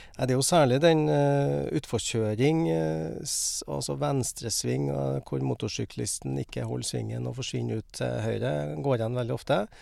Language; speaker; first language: Norwegian; native; Norwegian